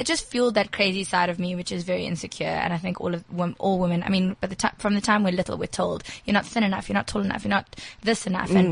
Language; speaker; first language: English; native; English